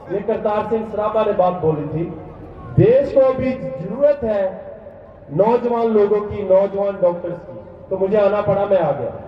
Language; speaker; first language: Hindi; non-native, local second language; Punjabi